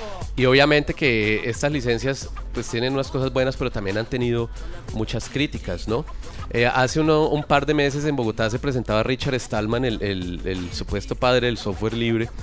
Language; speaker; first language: Spanish; native; Spanish